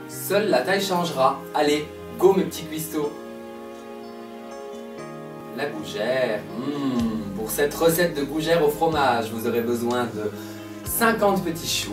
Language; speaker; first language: French; native; French